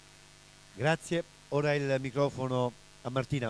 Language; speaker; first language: Italian; native; Italian